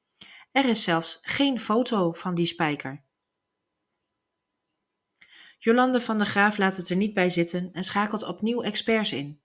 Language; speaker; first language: Dutch; native; Dutch